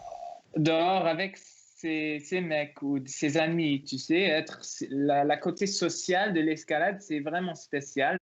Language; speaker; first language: French; non-native, local second language; English